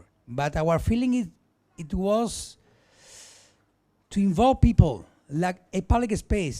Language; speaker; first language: English; non-native, learner; Spanish